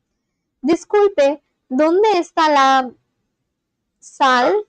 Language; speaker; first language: Spanish; non-native, learner; English